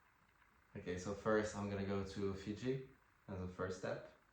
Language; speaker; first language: English; non-native, fluent; French